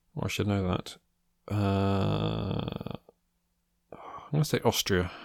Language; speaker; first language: English; native; English